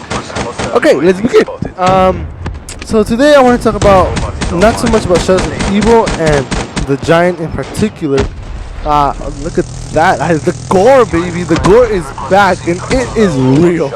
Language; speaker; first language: English; native; English